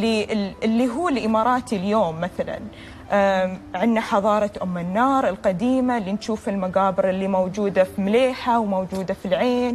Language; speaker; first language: Arabic; native; Arabic